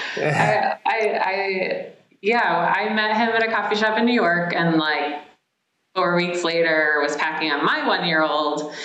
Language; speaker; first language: English; native; English